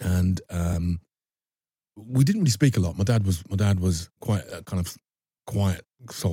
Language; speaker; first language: English; native; English